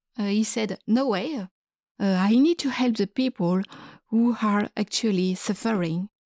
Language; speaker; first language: English; non-native, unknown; French